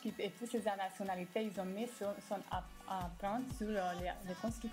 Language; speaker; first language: French; non-native, fluent; Romanian